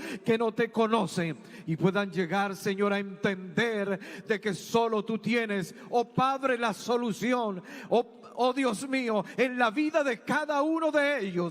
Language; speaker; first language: Spanish; native; Spanish